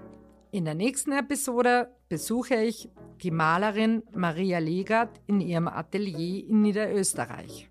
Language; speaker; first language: German; native; German